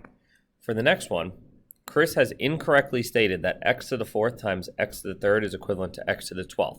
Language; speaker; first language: English; native; English